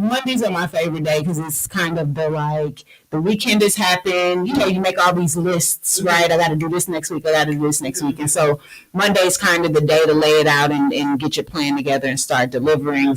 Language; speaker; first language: English; native; English